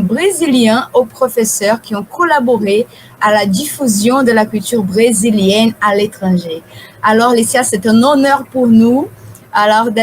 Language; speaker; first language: French; non-native, fluent; Portuguese